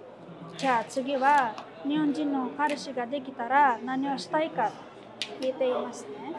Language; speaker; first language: Japanese; non-native, fluent; Filipino